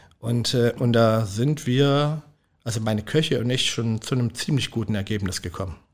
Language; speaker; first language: German; native; German